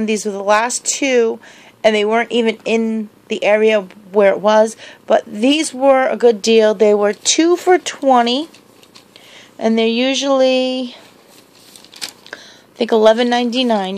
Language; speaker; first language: English; native; English